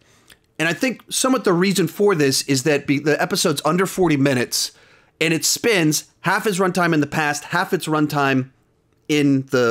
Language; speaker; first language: English; native; English